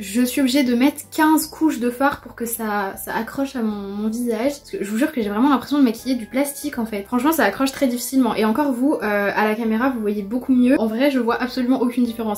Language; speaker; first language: French; native; French